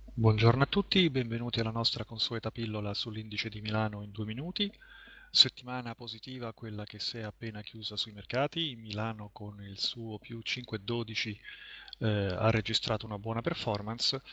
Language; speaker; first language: Italian; native; Italian